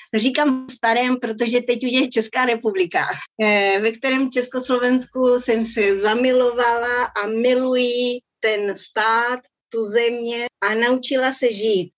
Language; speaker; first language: Czech; early bilingual, other home language; Spanish